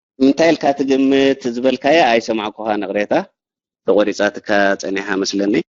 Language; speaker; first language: Tigrinya; native; Tigrinya